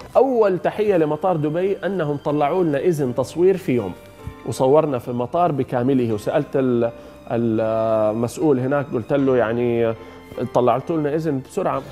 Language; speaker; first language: Arabic; native; Arabic